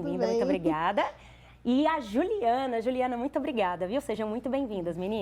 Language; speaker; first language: Portuguese; native; Portuguese